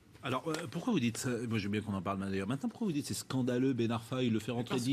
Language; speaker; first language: French; native; French